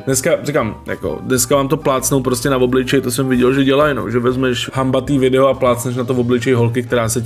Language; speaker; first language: Czech; native; Czech